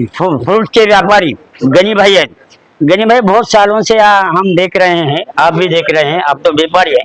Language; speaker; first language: Hindi; non-native, local second language; Marathi